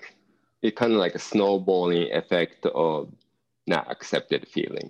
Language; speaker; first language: English; non-native, fluent; Japanese